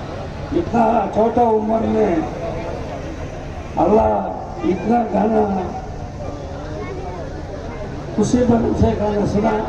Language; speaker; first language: Hindi; non-native, local second language; Kannada